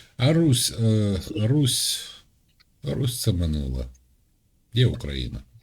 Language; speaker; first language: Ukrainian; native; Ukrainian